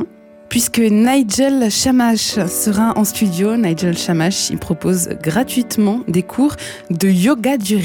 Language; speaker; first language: French; native; French